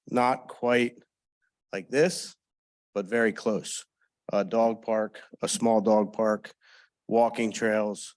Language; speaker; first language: English; native; English